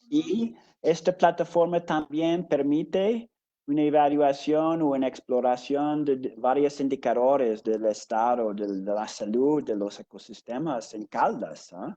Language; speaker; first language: Spanish; non-native, fluent; English